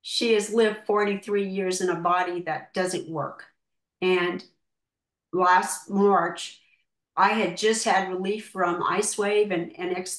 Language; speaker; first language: English; native; English